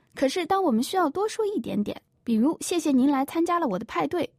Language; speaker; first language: Chinese; native; Chinese